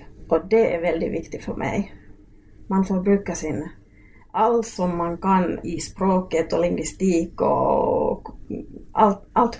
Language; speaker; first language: Swedish; non-native, local second language; Finnish